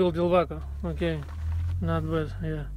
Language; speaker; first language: English; non-native, learner; Russian